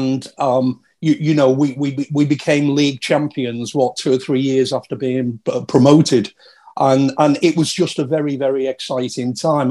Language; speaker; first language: English; native; English